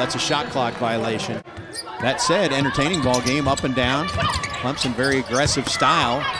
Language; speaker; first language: English; native; English